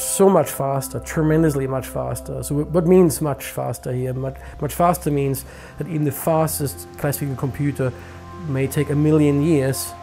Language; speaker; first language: English; non-native, fluent; German